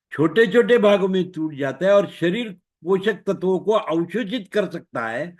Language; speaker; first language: Hindi; non-native, local second language; Marathi